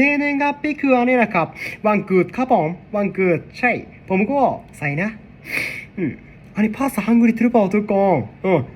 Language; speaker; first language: Thai; non-native, learner; Japanese